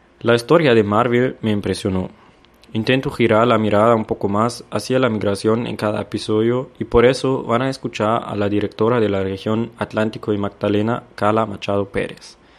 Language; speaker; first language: Spanish; non-native, fluent; German